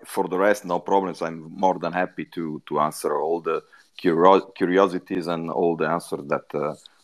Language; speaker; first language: English; non-native, fluent; Italian